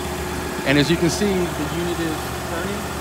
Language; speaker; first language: English; native; English